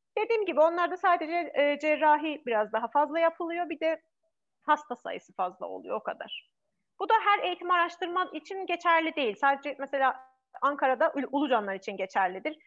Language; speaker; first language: Turkish; non-native, fluent; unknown